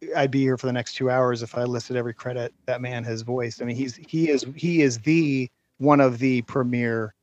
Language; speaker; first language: English; native; English